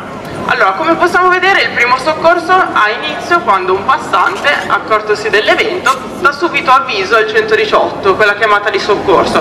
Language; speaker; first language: Italian; native; Italian